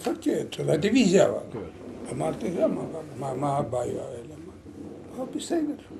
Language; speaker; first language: Hebrew; non-native, learner; Lithuanian